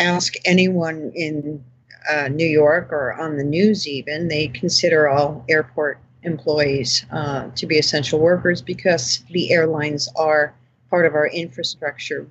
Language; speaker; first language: English; native; English